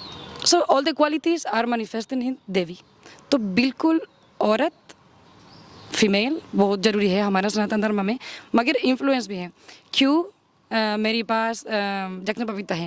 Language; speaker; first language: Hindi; non-native, learner; Spanish